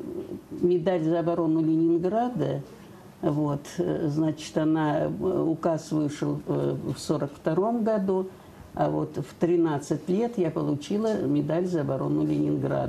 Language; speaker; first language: Russian; native; Russian